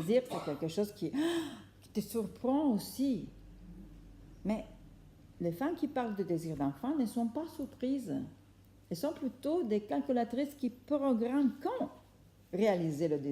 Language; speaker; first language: French; non-native, fluent; Italian